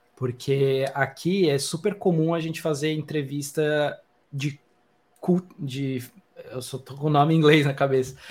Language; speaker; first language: Portuguese; native; Portuguese